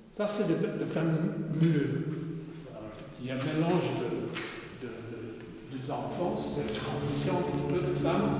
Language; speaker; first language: French; non-native, fluent; English